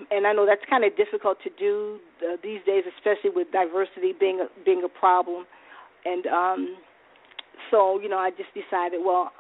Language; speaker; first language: English; native; English